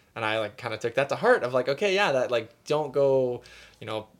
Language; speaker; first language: English; native; English